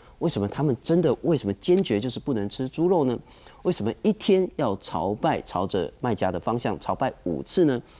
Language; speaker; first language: Chinese; native; Chinese